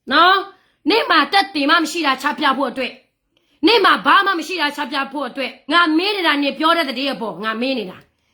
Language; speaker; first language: Burmese; non-native, local second language; S'gaw Karen